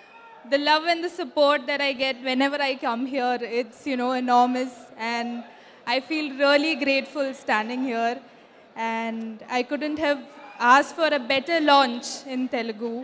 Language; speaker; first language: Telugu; non-native, learner; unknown